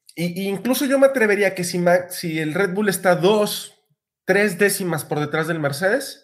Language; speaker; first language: Spanish; native; Spanish